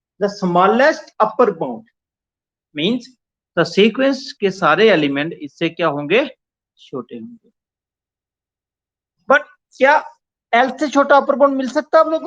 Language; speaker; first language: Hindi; non-native, local second language; Punjabi